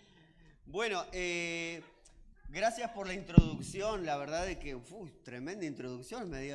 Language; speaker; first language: Spanish; native; Spanish